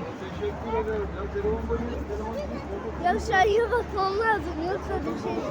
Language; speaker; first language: Turkish; early bilingual, heritage; Turkish